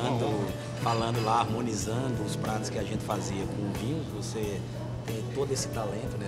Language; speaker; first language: Portuguese; native; Portuguese